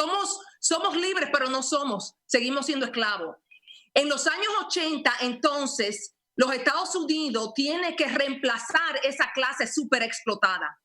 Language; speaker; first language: Spanish; early bilingual, heritage; Spanish